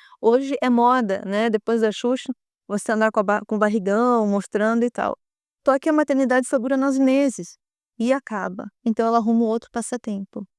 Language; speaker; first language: Portuguese; native; Portuguese